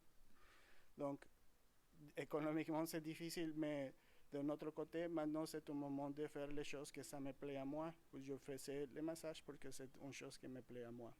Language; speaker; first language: French; non-native, fluent; Spanish